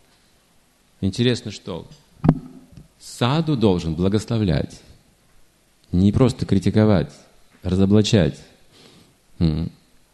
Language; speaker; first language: Russian; native; Russian